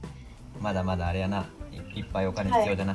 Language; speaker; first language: Japanese; native; Japanese